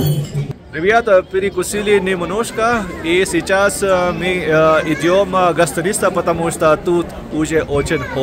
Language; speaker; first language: Russian; non-native, learner; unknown